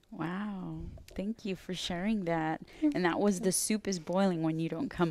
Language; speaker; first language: English; native; English